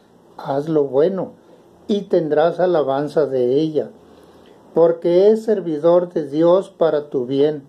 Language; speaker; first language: Spanish; native; Spanish